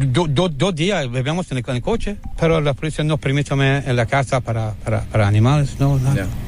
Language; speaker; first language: Spanish; non-native, learner; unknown